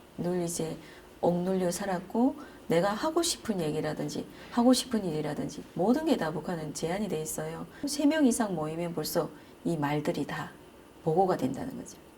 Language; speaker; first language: Korean; native; Korean